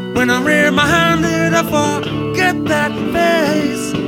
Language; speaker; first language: English; native; English